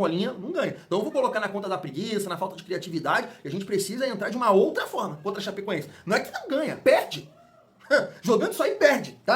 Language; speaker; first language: Portuguese; native; Portuguese